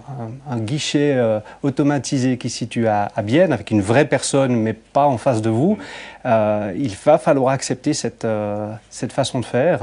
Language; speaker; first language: French; native; French